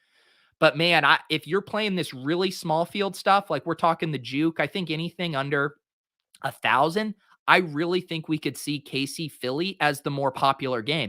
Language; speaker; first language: English; native; English